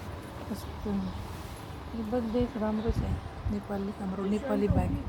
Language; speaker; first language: Nepali; non-native, learner; Filipino